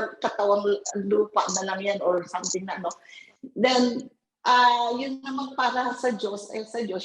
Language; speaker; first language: Filipino; native; Filipino